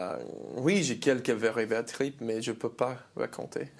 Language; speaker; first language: French; non-native, learner; English